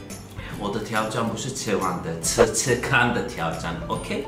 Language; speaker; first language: Chinese; non-native, fluent; Turkish